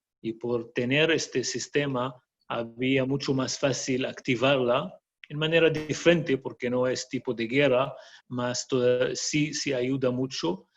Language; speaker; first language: Spanish; non-native, fluent; Arabic